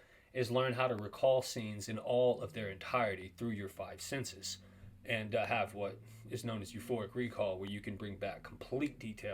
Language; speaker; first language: English; native; English